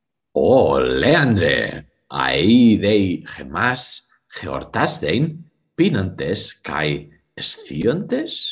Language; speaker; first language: Greek; non-native, learner; English